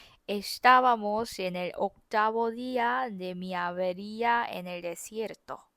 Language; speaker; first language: Spanish; non-native, fluent; Korean